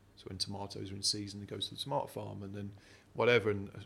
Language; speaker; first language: English; native; English